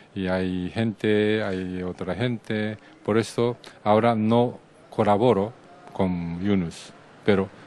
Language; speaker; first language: Spanish; non-native, learner; Japanese